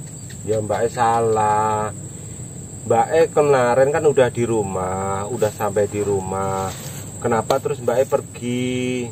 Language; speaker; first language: Indonesian; native; Indonesian